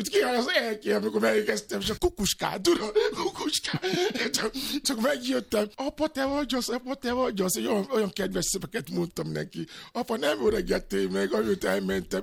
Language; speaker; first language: Hungarian; non-native, learner; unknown